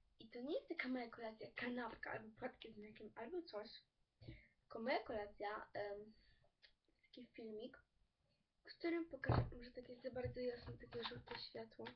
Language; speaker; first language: Polish; early bilingual, heritage; Polish